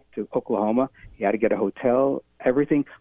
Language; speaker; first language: English; native; English